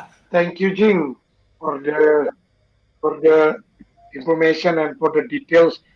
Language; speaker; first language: English; non-native, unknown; Indonesian